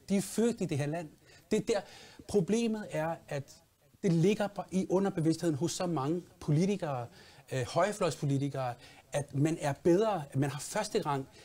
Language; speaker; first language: Danish; early bilingual, other home language; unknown